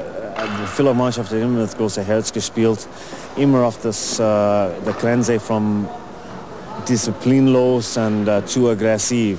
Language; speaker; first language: German; non-native, learner; English